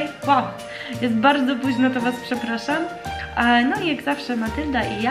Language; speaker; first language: Polish; early bilingual, heritage; Polish